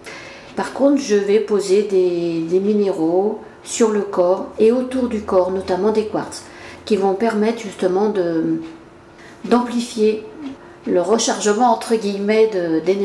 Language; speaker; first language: French; native; French